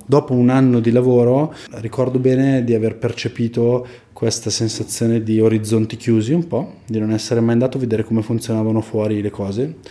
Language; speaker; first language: Italian; native; Italian